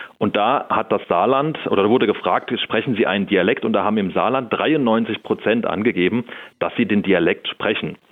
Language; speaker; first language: German; native; German